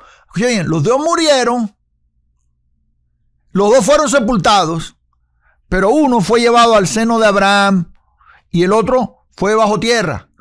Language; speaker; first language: Spanish; native; Spanish